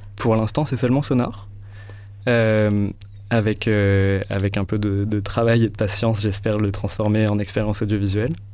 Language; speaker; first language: French; native; French